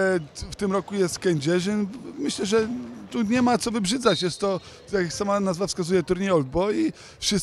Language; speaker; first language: Polish; native; Polish